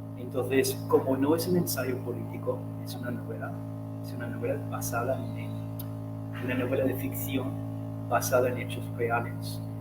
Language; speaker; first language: Spanish; non-native, fluent; English